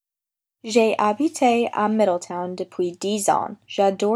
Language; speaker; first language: French; non-native, learner; English